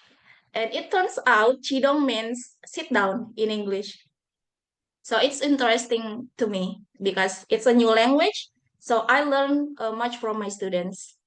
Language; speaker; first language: English; non-native, fluent; Buginese